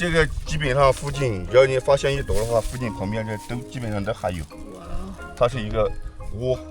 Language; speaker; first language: Chinese; native; Chinese